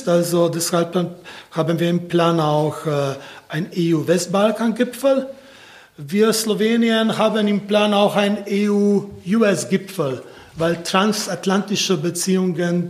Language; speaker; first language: German; non-native, fluent; Slovenian